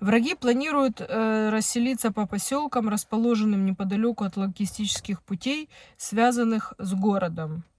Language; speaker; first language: Russian; non-native, local second language; Ukrainian